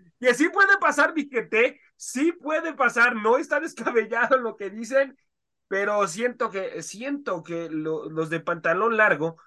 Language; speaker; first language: Spanish; native; Spanish